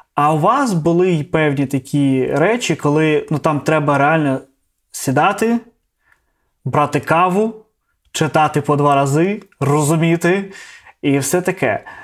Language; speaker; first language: Ukrainian; non-native, local second language; Russian